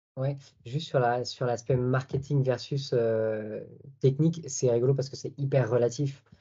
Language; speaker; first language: French; native; French